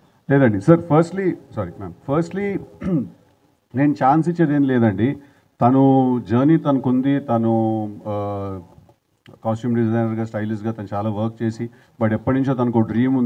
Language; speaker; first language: Telugu; native; Telugu